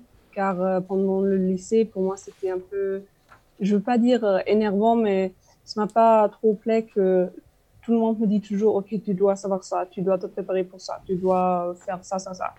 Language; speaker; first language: French; non-native, fluent; German